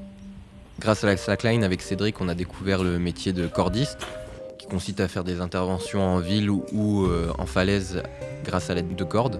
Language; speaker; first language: French; native; French